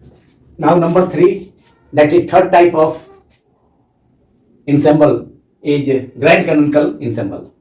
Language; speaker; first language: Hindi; native; Hindi